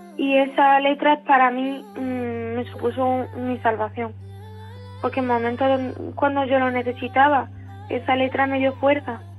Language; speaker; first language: Spanish; native; Spanish